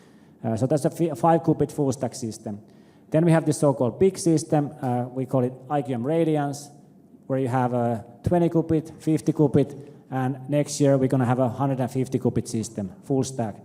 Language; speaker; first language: English; non-native, fluent; Finnish